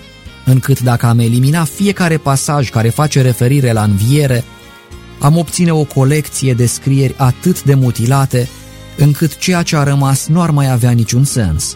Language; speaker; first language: Romanian; native; Romanian